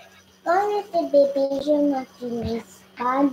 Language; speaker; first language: French; non-native, learner; Thai